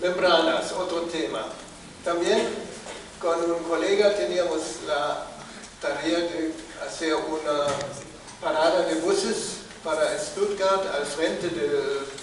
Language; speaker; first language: Spanish; non-native, fluent; German